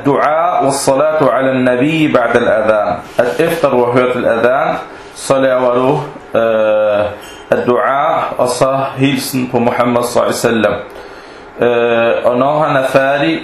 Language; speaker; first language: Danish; early bilingual, other home language; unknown